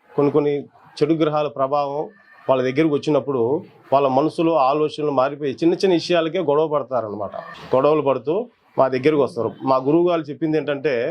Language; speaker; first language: Telugu; non-native, local second language; Koya